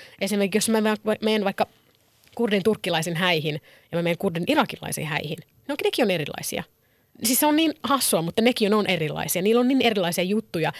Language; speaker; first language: Finnish; early bilingual, other home language; Kurdish